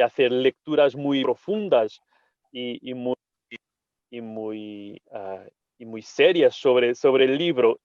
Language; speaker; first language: Spanish; non-native, fluent; Portuguese